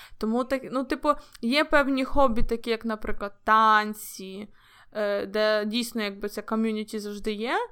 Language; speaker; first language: Ukrainian; native; Ukrainian